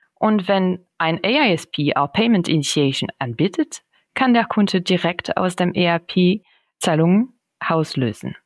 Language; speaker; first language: German; non-native, fluent; French